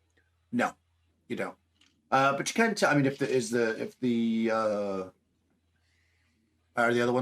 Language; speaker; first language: English; native; English